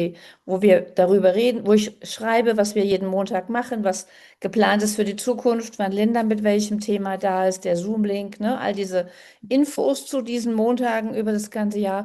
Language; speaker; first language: German; native; German